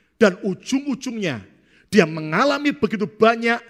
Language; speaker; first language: Indonesian; native; Indonesian